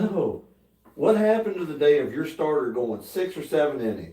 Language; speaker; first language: English; native; English